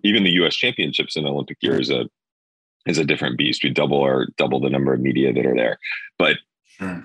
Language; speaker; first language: English; native; English